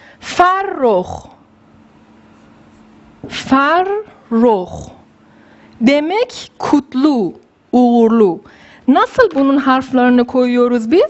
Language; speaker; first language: Turkish; non-native, fluent; Persian